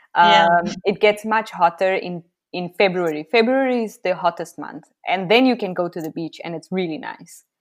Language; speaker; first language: English; native; English